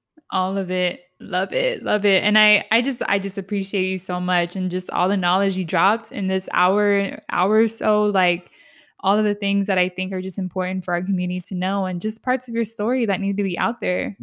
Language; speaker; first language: English; early bilingual, other home language; Spanish